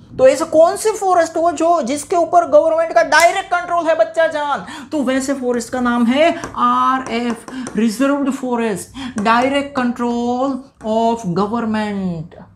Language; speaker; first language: Hindi; non-native, local second language; Gujarati